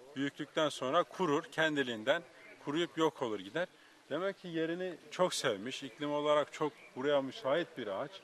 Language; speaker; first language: Turkish; native; Turkish